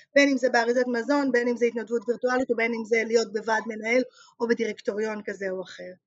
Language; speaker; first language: Hebrew; native; Hebrew